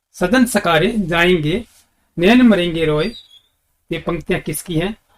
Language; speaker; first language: Hindi; native; Hindi